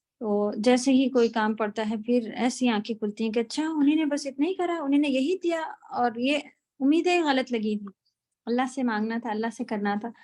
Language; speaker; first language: Urdu; native; Urdu